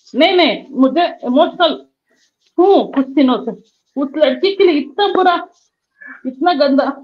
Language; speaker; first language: Hindi; non-native, local second language; Kannada